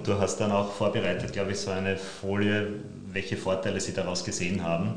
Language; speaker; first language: German; native; German